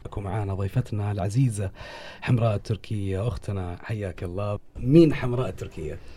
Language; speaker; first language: Arabic; native; Arabic